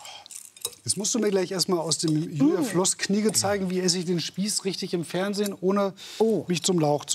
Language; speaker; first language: German; native; German